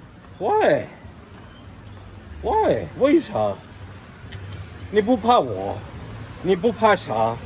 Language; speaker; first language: Chinese; non-native, fluent; Urdu